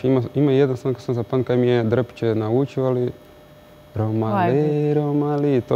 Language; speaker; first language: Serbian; non-native, learner; Portuguese